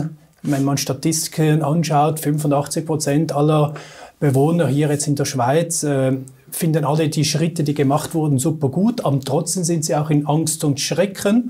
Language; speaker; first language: German; native; German